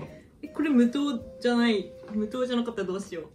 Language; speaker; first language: Japanese; native; Japanese